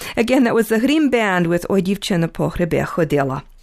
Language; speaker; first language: English; early bilingual, other home language; Ukrainian